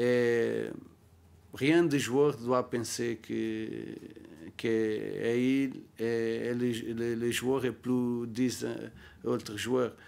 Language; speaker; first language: French; non-native, learner; Portuguese